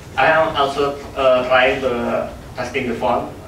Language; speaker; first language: English; non-native, learner; Indonesian